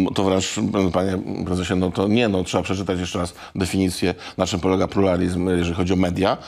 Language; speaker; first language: Polish; native; Polish